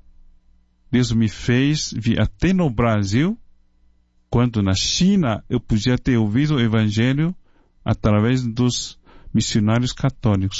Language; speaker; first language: Portuguese; non-native, fluent; Chinese